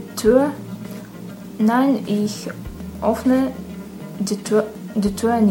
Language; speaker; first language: German; non-native, learner; Russian